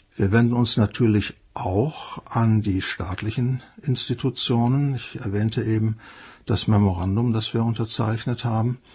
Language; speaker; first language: German; native; German